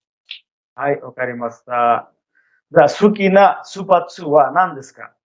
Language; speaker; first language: Japanese; non-native, fluent; Bangla